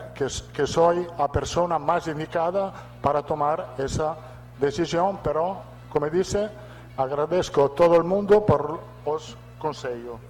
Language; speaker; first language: Portuguese; non-native, learner; Italian